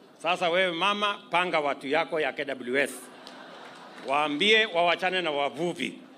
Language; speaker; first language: Swahili; non-native, local second language; Kalenjin